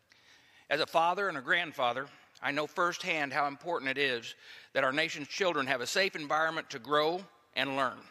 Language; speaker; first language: English; native; English